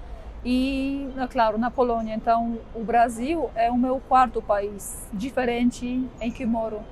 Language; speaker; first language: Portuguese; non-native, fluent; Polish